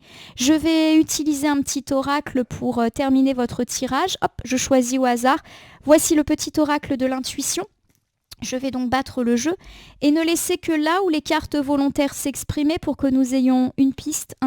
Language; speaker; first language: French; native; French